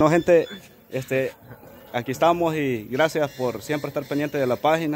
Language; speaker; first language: Spanish; native; Spanish